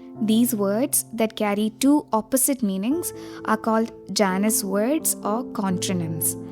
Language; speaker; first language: English; non-native, local second language; Malayalam